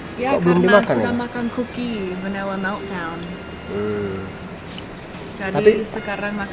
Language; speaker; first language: Indonesian; non-native, learner; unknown